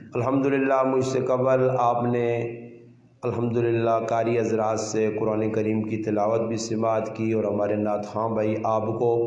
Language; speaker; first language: Urdu; non-native, local second language; Punjabi